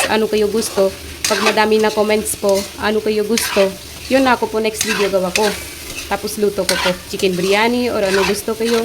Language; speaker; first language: Filipino; non-native, learner; Punjabi